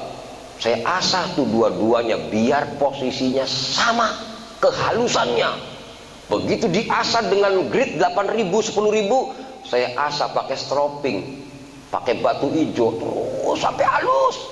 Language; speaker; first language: Indonesian; native; Indonesian